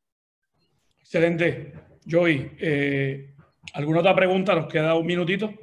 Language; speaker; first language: Spanish; native; Spanish